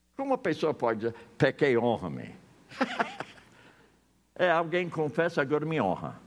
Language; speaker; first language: Portuguese; non-native, fluent; English